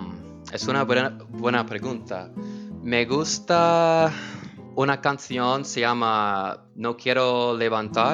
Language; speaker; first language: Spanish; non-native, fluent; English